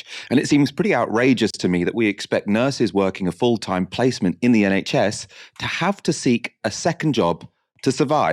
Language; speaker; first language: English; native; English